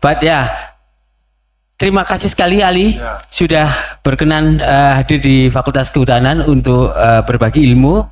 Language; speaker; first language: Indonesian; native; Indonesian